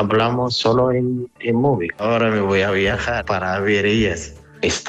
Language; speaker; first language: Spanish; non-native, learner; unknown